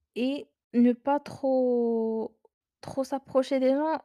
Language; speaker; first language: French; non-native, local second language; Arabic